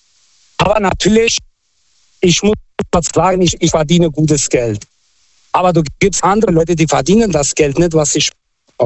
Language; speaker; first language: German; non-native, fluent; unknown